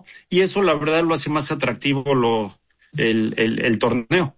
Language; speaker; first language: Spanish; native; Spanish